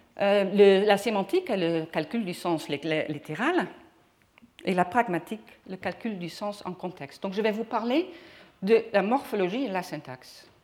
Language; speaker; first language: French; non-native, fluent; Dutch